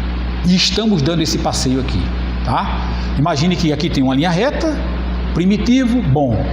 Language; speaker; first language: Portuguese; native; Portuguese